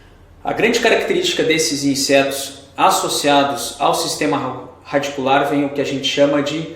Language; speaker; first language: Portuguese; native; Portuguese